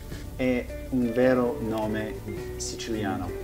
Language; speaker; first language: Italian; early bilingual, heritage; Italian